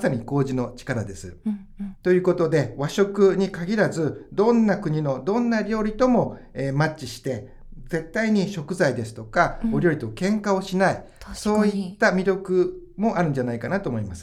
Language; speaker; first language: Japanese; native; Japanese